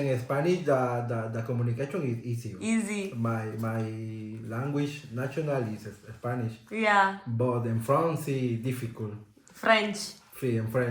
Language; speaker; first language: English; non-native, learner; Spanish